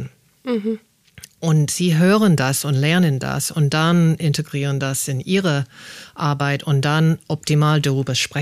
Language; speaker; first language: German; non-native, fluent; English